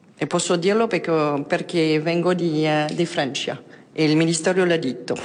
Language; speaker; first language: Italian; non-native, fluent; French